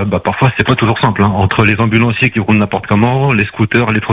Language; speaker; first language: French; native; French